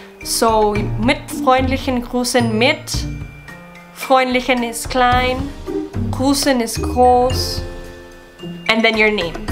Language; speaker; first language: German; non-native, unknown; Filipino